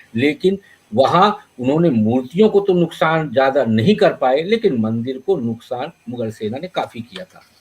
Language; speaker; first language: Hindi; native; Hindi